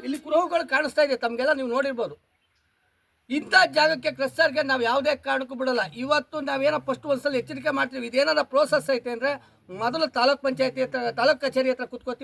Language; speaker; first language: Kannada; native; Kannada